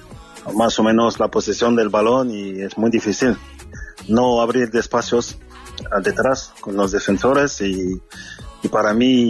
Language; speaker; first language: Spanish; non-native, fluent; French